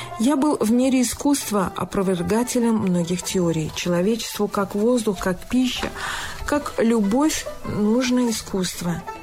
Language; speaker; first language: Russian; non-native, local second language; Tajik